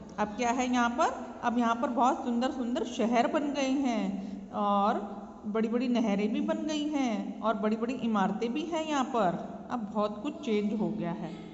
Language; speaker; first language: Hindi; native; Hindi